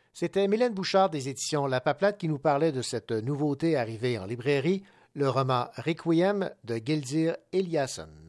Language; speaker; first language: French; native; French